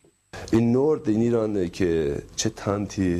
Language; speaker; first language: Italian; non-native, learner; Persian